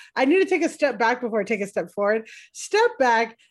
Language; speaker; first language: English; native; English